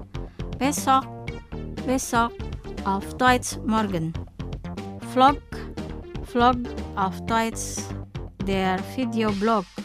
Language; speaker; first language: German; non-native, fluent; Indonesian